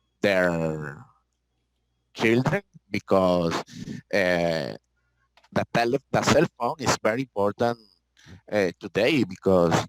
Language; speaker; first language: English; non-native, learner; Spanish